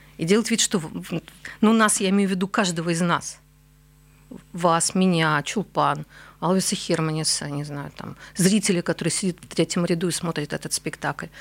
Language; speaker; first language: Russian; native; Russian